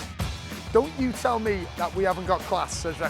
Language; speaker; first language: English; native; English